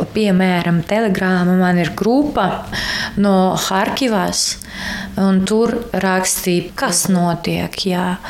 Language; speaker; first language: Latvian; non-native, learner; Ukrainian